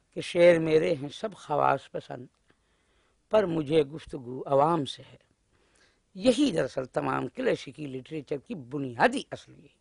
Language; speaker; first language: Urdu; native; Urdu